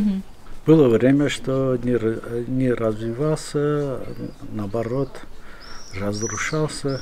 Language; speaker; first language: Russian; non-native, local second language; Armenian